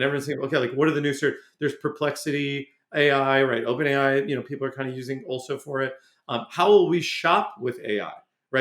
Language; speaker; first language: English; native; English